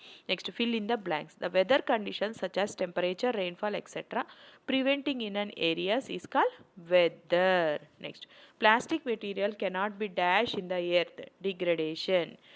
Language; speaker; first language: English; non-native, local second language; Telugu